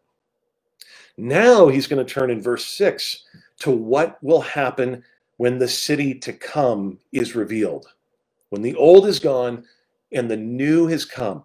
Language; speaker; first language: English; native; English